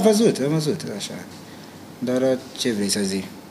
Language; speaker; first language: Romanian; non-native, learner; Portuguese